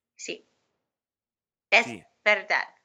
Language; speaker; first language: Spanish; non-native, learner; English